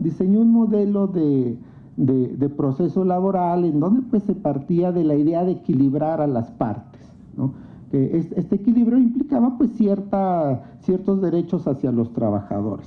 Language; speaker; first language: Spanish; native; Spanish